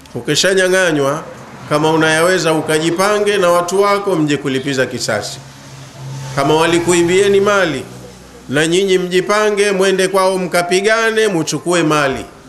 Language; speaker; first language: Swahili; native; Swahili